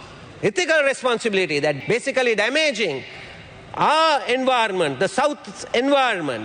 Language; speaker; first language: English; non-native, local second language; Sinhala